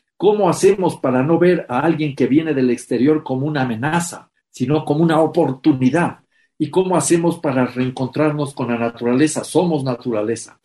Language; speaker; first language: Spanish; native; Spanish